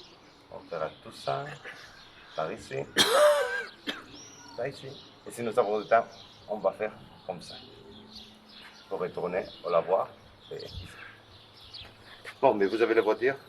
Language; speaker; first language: French; non-native, local second language; Catalan